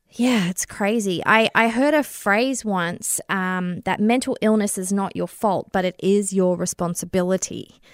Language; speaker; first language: English; native; English